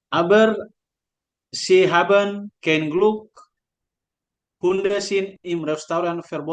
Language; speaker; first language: German; non-native, learner; Indonesian